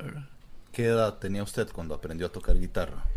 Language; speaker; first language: Spanish; native; Spanish